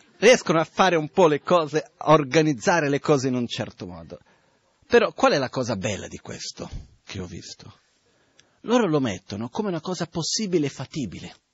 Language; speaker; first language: Italian; non-native, fluent; Portuguese